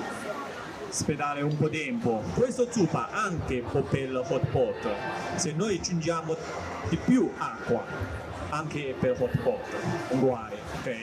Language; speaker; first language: Italian; non-native, learner; Chinese